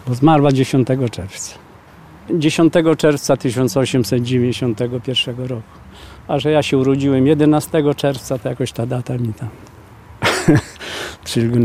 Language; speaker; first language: Polish; native; Polish